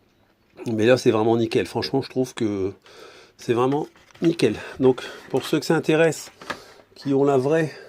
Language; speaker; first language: French; native; French